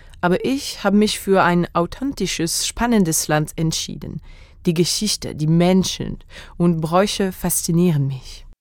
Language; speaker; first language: German; non-native, fluent; French